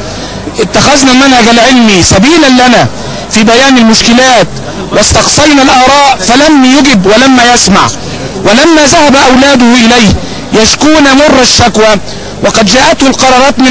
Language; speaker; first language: Arabic; native; Arabic